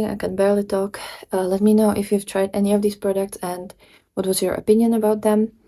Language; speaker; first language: English; non-native, fluent; Czech